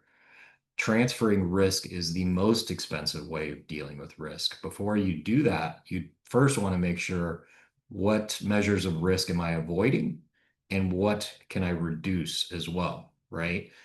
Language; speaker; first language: English; native; English